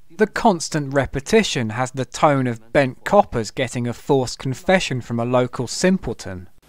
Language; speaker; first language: English; native; English